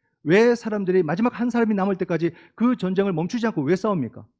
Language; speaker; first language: Korean; native; Korean